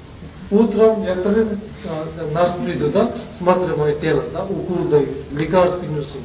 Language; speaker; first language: Russian; non-native, learner; Tibetan